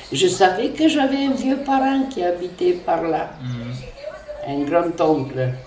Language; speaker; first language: French; non-native, fluent; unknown